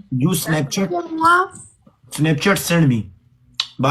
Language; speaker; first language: English; non-native, learner; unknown